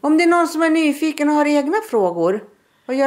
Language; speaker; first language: Swedish; native; Swedish